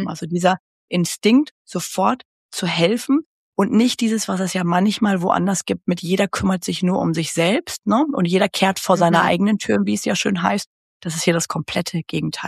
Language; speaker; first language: German; native; German